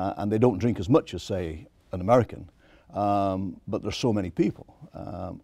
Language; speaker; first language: English; native; English